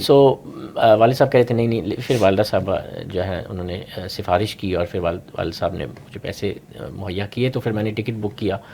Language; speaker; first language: Urdu; early bilingual, heritage; Urdu